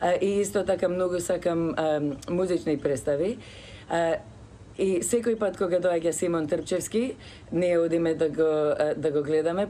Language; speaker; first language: Macedonian; early bilingual, other home language; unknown